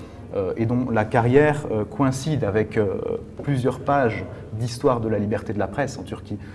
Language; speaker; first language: French; native; French